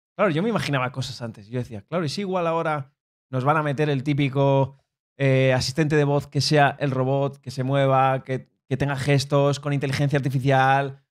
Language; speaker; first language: Spanish; native; Spanish